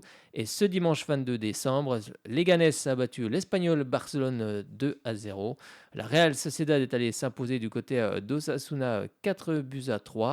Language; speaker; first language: French; native; French